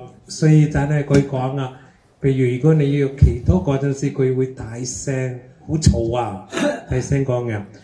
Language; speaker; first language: Cantonese; early bilingual, heritage; Cantonese